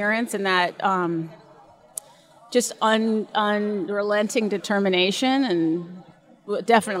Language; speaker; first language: English; native; English